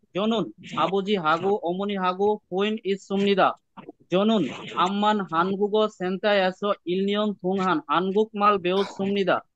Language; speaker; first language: Korean; non-native, learner; Bangla